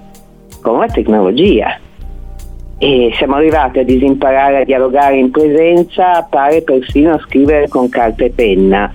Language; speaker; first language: Italian; native; Italian